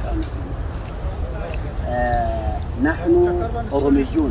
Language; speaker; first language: Arabic; non-native, learner; Oromo